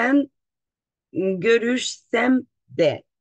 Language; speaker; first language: Turkish; non-native, fluent; Russian